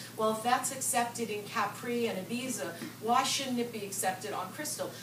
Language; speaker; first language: English; native; English